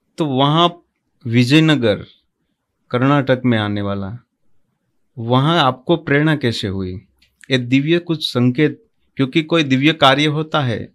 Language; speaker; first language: Hindi; non-native, local second language; Gujarati